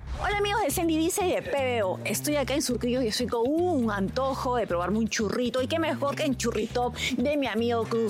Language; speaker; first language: Spanish; native; Spanish